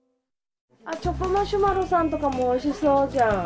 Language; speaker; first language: Japanese; native; Japanese